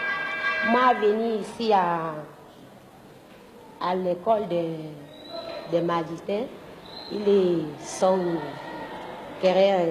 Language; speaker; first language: French; non-native, learner; Spanish